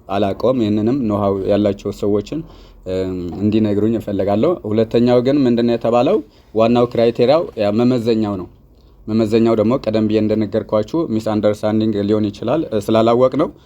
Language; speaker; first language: Amharic; non-native, local second language; Tigrinya